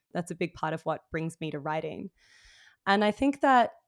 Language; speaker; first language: English; native; English